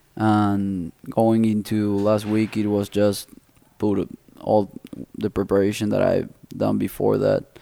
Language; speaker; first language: English; non-native, fluent; Spanish